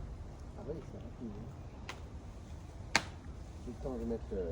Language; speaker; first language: French; non-native, fluent; Arabic